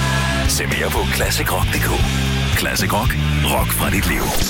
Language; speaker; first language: Danish; native; Danish